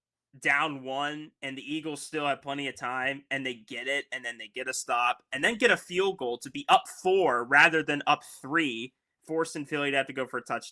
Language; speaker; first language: English; native; English